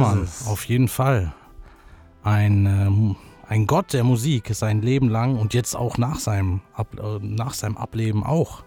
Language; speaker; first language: German; native; German